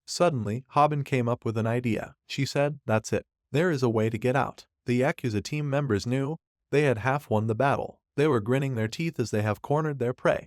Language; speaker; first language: English; non-native, local second language; Hindi